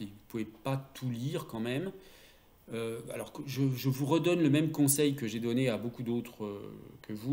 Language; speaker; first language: French; native; French